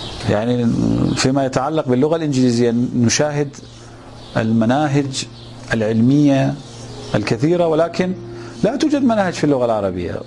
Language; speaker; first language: Arabic; non-native, fluent; Persian